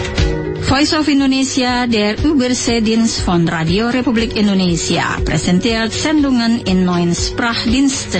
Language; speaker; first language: German; non-native, fluent; Indonesian